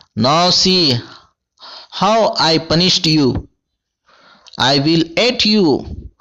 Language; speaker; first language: English; non-native, local second language; Urdu